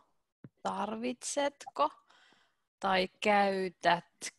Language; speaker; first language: Finnish; native; Finnish